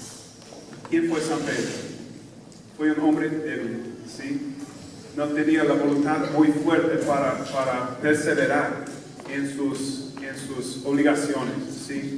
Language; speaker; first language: Spanish; non-native, fluent; English